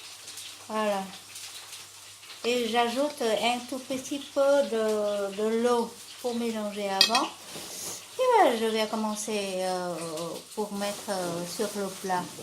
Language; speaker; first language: French; non-native, fluent; Vietnamese